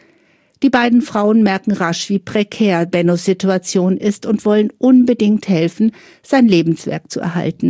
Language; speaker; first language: German; native; German